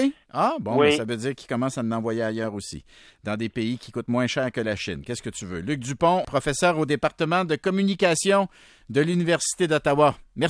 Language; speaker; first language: French; native; French